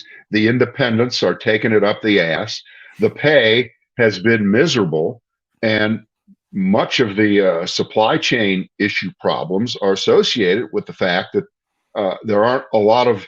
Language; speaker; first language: English; native; English